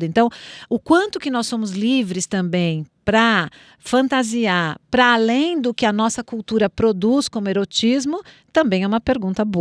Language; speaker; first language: Portuguese; native; Portuguese